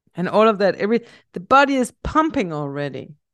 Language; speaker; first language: English; non-native, fluent; Danish